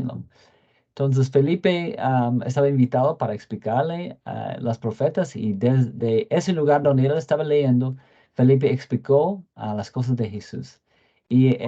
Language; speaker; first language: Spanish; non-native, fluent; English